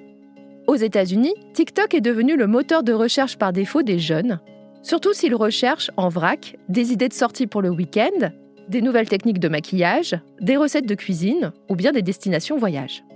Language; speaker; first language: French; native; French